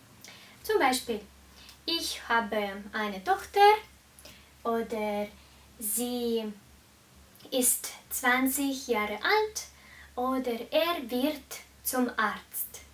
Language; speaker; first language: German; non-native, fluent; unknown